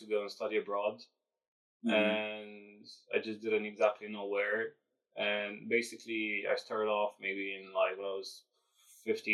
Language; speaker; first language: English; non-native, fluent; Romanian